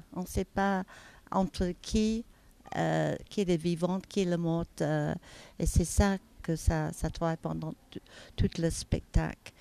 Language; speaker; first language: French; non-native, fluent; English